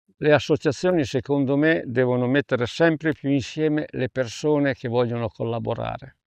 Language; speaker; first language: Italian; native; Italian